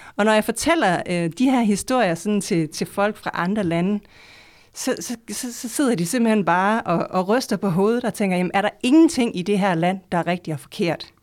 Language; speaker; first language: Danish; native; Danish